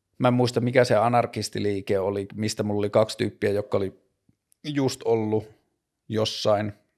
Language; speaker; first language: Finnish; native; Finnish